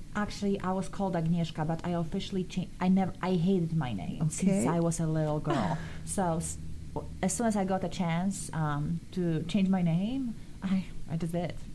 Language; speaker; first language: English; non-native, fluent; Polish